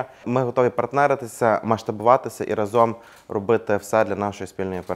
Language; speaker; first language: Ukrainian; native; Ukrainian